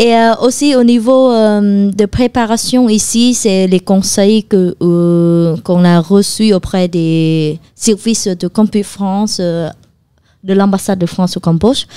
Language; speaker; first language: French; non-native, fluent; Khmer